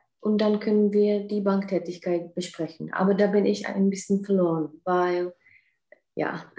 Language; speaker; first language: German; non-native, fluent; Czech